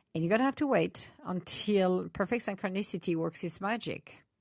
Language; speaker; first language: English; non-native, fluent; Italian